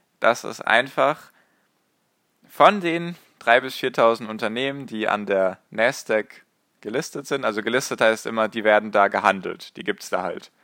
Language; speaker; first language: German; native; German